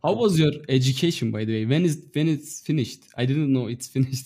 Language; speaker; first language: English; non-native, fluent; Turkish